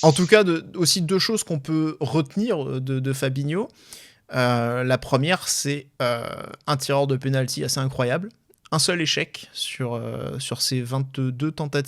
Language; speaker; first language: French; native; French